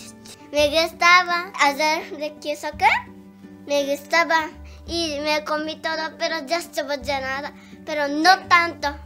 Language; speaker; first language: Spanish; early bilingual, heritage; Spanish